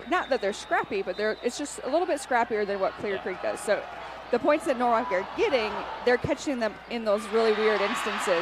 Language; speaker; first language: English; native; English